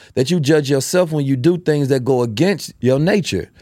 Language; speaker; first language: English; native; English